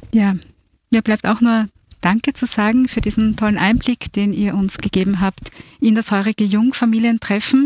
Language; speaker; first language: German; native; German